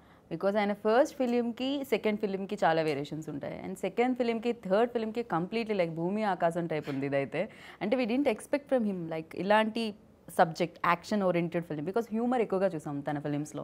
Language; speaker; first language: Telugu; native; Telugu